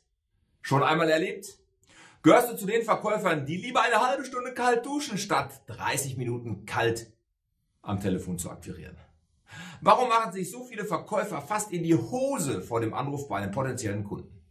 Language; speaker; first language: German; native; German